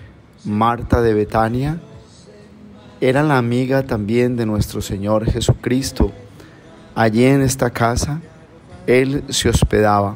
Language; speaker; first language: Spanish; native; Spanish